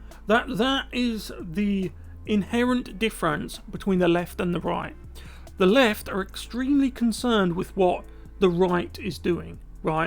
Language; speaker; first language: English; native; English